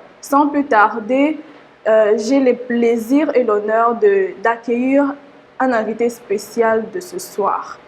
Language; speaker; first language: French; non-native, local second language; Lingala